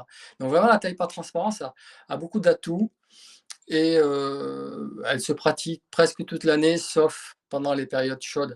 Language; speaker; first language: French; native; French